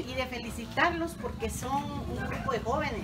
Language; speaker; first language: Spanish; native; Spanish